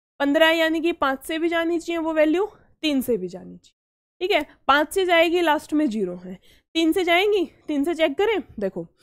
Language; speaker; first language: Hindi; native; Hindi